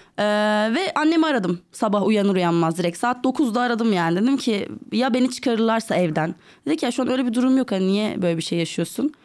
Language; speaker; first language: Turkish; native; Turkish